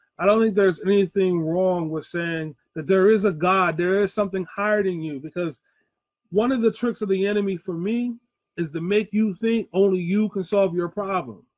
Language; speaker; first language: English; native; English